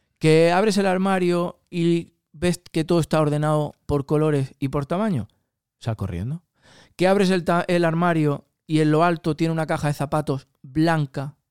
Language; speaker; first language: Spanish; native; Spanish